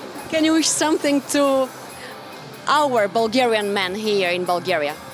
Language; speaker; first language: English; non-native, fluent; Bulgarian